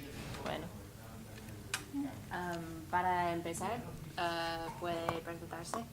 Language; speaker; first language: Spanish; non-native, learner; English